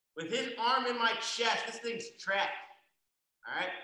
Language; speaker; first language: English; native; English